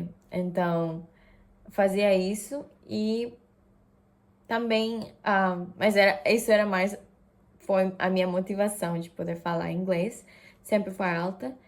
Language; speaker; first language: Portuguese; non-native, fluent; Japanese